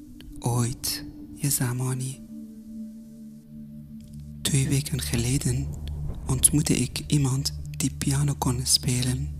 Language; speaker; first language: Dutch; non-native, fluent; Persian